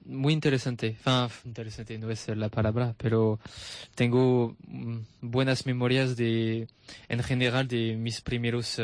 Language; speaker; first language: Spanish; non-native, learner; French